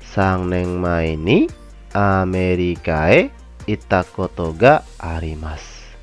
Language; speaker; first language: Japanese; non-native, fluent; Indonesian